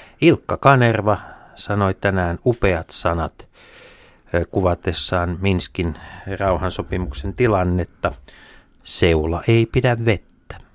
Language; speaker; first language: Finnish; native; Finnish